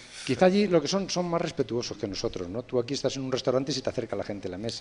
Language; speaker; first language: Spanish; native; Spanish